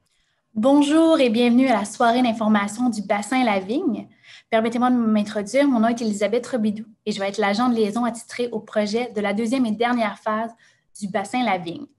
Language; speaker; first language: French; native; French